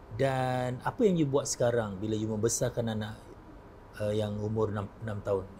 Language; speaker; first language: Malay; native; Malay